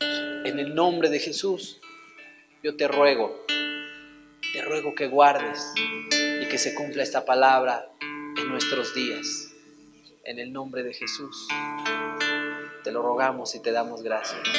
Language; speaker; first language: Spanish; native; Spanish